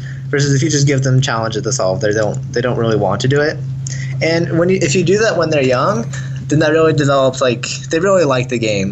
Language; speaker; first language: English; native; English